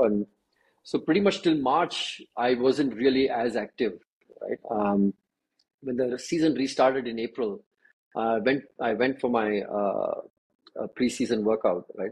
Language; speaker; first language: English; non-native, local second language; Kannada